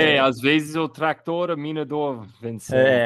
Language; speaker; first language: Portuguese; non-native, fluent; English